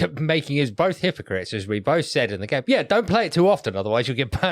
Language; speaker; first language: English; native; English